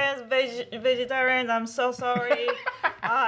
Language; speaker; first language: English; non-native, learner; Japanese